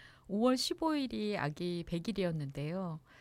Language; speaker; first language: Korean; native; Korean